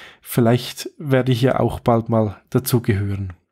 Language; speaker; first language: German; native; German